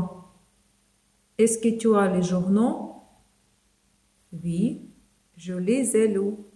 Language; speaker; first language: French; non-native, fluent; Ukrainian